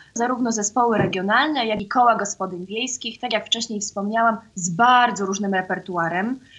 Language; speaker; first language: Polish; native; Polish